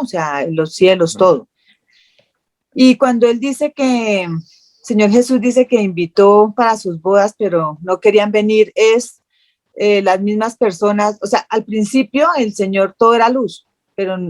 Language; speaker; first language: Spanish; native; Spanish